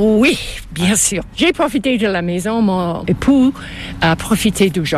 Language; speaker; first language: French; non-native, fluent; English